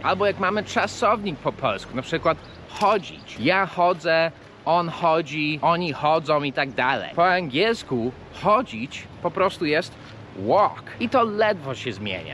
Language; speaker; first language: Polish; early bilingual, heritage; English